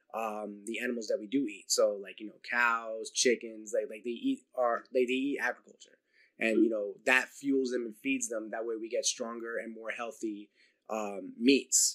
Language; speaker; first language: English; native; English